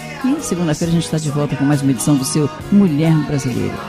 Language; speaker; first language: Portuguese; native; Portuguese